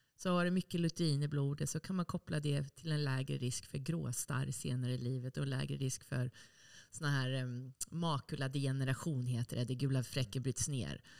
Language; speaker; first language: Swedish; native; Swedish